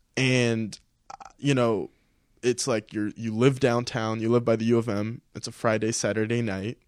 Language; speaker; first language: English; early bilingual, other home language; Filipino